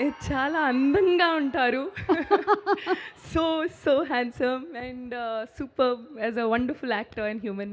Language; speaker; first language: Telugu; non-native, local second language; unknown